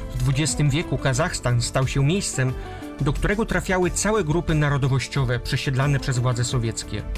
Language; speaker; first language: Polish; native; Polish